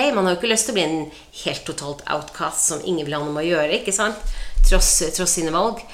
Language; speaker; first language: Norwegian; native; Norwegian